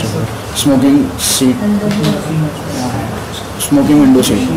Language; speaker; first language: English; non-native, local second language; Hindi